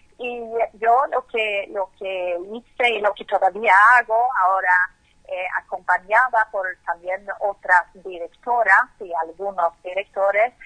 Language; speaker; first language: Spanish; non-native, fluent; Swedish